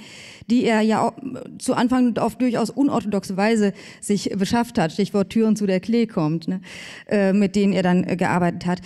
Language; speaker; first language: German; native; German